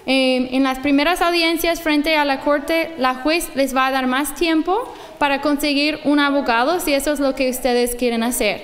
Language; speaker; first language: Spanish; non-native, fluent; English